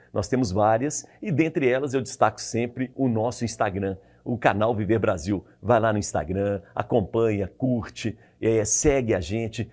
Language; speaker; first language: Portuguese; native; Portuguese